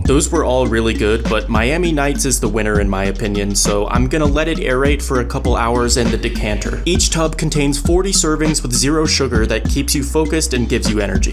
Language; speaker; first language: English; native; English